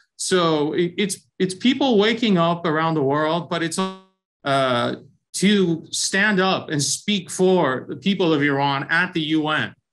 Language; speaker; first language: English; early bilingual, other home language; Persian